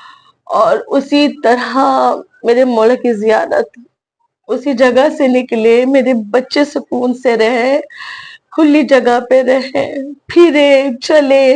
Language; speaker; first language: Urdu; native; Urdu